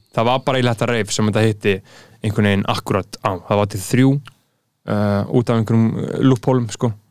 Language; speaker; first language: Icelandic; non-native, fluent; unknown